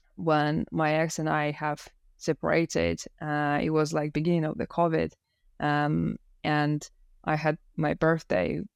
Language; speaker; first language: English; non-native, fluent; Russian